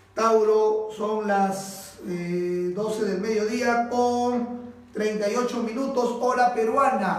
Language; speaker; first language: Spanish; native; Spanish